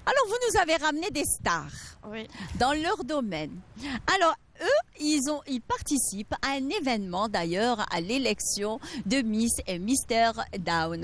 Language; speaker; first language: French; non-native, local second language; Arabic